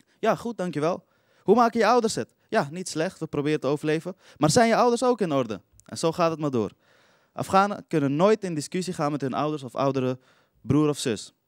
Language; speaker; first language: Dutch; early bilingual, other home language; Persian